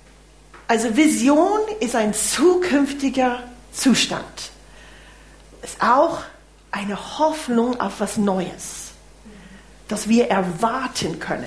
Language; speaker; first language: German; non-native, fluent; English